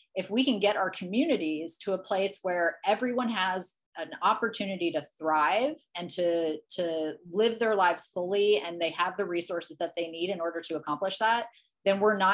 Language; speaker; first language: English; native; English